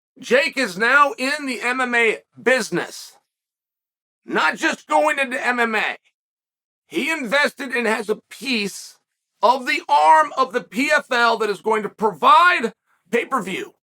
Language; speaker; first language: English; native; English